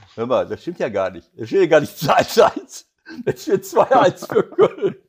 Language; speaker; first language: German; native; German